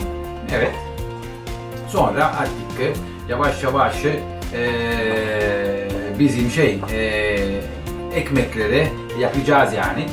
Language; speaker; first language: Turkish; non-native, fluent; Italian